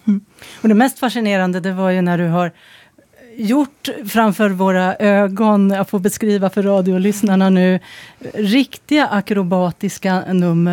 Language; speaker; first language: Swedish; native; Swedish